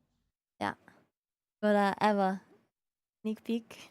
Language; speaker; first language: Slovenian; early bilingual, heritage; Slovenian